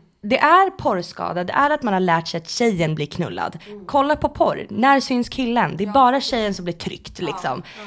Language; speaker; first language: Swedish; native; Swedish